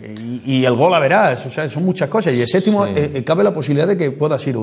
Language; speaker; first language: Spanish; native; Spanish